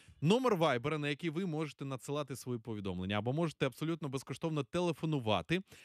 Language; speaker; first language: Ukrainian; native; Ukrainian